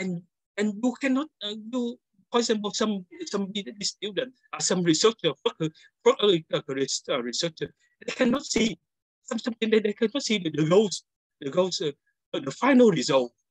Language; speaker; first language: English; non-native, learner; Vietnamese